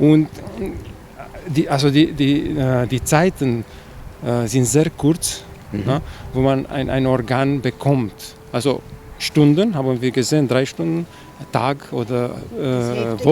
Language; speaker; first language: German; non-native, fluent; Chinese